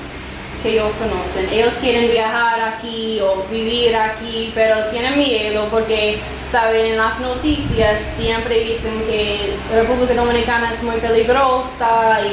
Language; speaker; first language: Spanish; non-native, learner; English